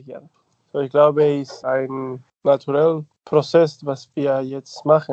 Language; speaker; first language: German; non-native, fluent; Spanish